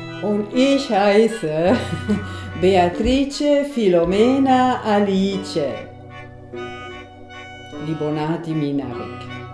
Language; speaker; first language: German; non-native, fluent; Italian